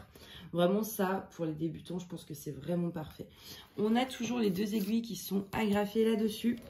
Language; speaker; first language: French; native; French